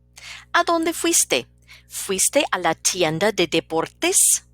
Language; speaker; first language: Spanish; non-native, fluent; English